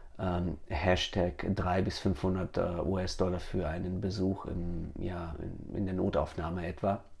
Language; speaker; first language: German; early bilingual, other home language; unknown